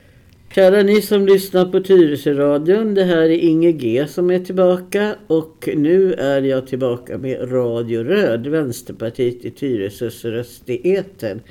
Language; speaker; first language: Swedish; native; Swedish